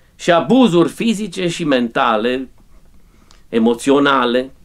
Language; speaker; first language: Romanian; native; Romanian